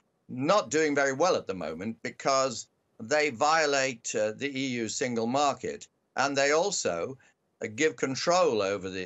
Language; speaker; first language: English; native; English